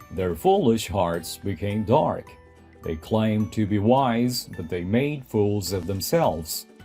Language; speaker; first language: English; non-native, fluent; Korean